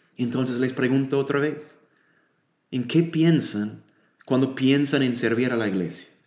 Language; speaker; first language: Spanish; non-native, fluent; English